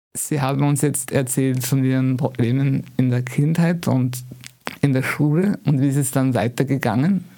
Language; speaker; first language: German; native; German